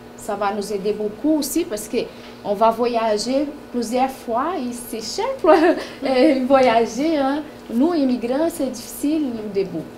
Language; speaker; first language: French; non-native, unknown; Portuguese